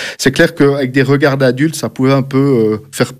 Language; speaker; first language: French; native; French